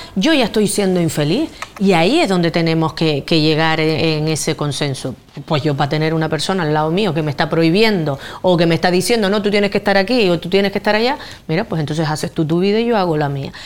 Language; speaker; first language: Spanish; native; Spanish